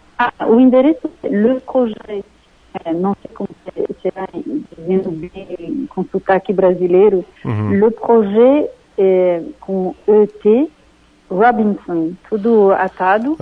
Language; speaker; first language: Portuguese; non-native, fluent; French